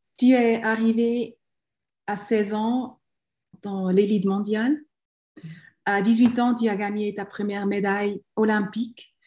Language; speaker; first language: French; non-native, local second language; German